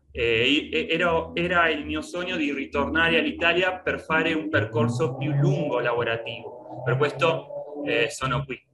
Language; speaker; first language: Italian; non-native, learner; Spanish